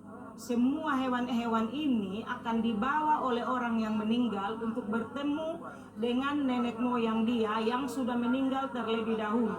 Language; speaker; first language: Indonesian; non-native, local second language; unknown